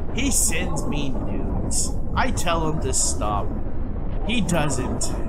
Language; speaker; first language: English; native; English